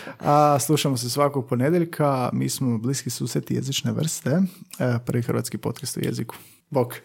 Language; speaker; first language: Croatian; native; Croatian